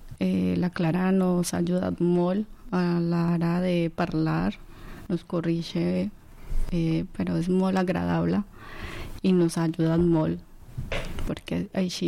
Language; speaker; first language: Catalan; non-native, learner; Spanish